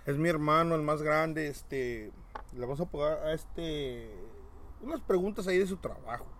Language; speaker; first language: Spanish; early bilingual, heritage; Spanish